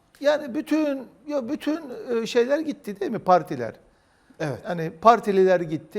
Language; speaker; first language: Turkish; native; Turkish